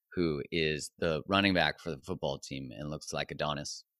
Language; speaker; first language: English; native; English